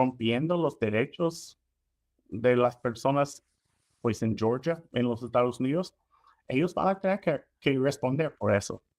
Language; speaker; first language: Spanish; non-native, fluent; English